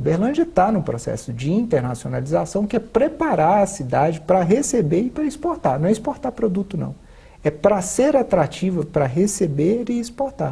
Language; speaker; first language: Portuguese; native; Portuguese